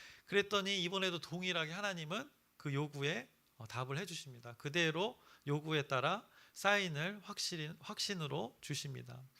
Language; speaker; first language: Korean; native; Korean